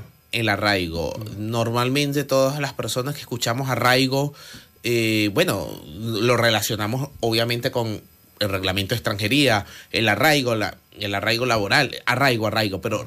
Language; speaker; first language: Spanish; native; Spanish